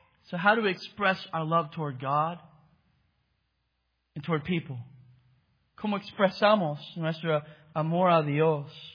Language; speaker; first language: English; native; English